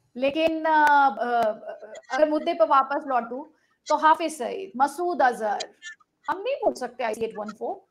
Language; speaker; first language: Hindi; native; Hindi